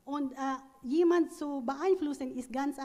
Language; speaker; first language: German; non-native, fluent; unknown